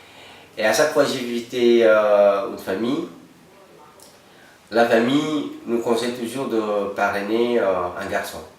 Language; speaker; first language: French; non-native, fluent; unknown